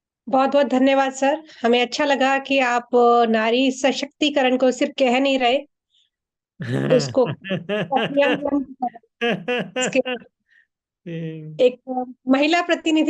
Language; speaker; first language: Hindi; non-native, local second language; Morisyen